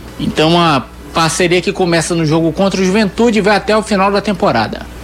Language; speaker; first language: Portuguese; native; Portuguese